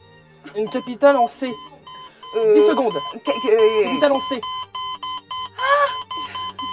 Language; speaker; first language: French; native; French